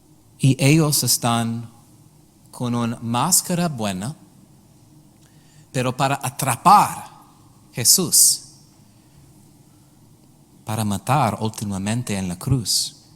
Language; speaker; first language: Spanish; non-native, learner; English